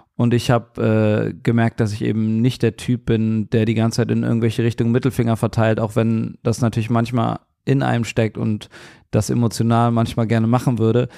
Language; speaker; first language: German; native; German